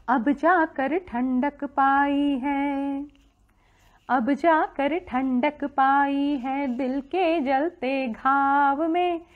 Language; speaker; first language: Hindi; native; Hindi